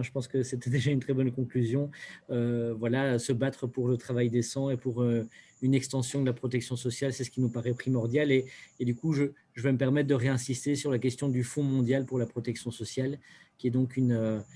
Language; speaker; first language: French; native; French